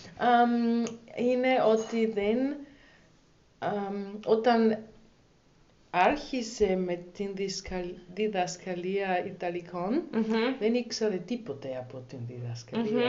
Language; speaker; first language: Greek; non-native, learner; German